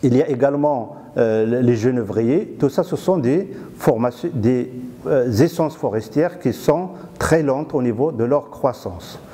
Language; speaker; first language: French; non-native, local second language; Arabic